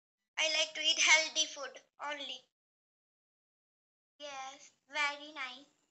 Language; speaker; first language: English; non-native, learner; Hindi